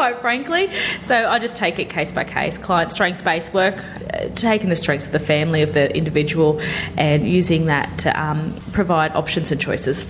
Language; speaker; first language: English; native; English